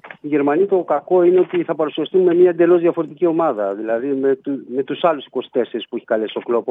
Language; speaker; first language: Greek; native; Greek